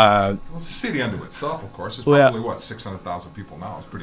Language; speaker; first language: English; native; English